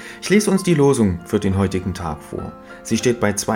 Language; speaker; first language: German; native; German